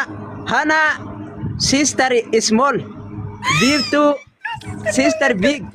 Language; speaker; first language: English; non-native, learner; Oromo